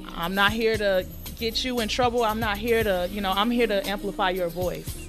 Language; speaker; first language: English; native; English